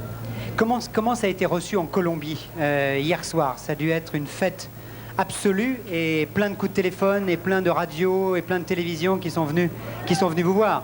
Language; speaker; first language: French; native; French